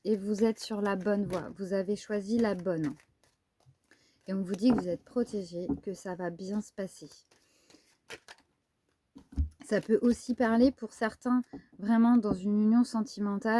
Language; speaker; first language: French; native; French